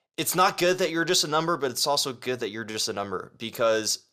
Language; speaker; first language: English; early bilingual, other home language; Chinese